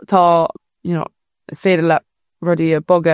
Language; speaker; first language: Irish; non-native, local second language; English